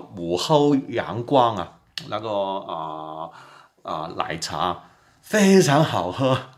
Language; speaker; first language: Chinese; non-native, local second language; Cantonese